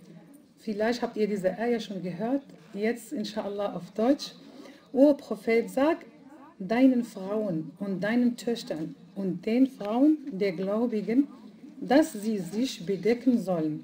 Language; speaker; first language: German; non-native, fluent; Arabic